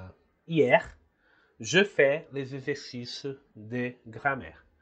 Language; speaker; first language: French; non-native, learner; Portuguese